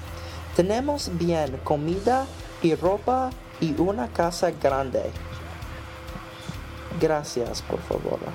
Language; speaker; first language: Spanish; non-native, learner; English